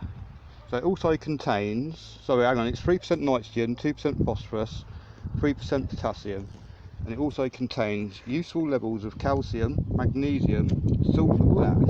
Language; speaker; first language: English; native; English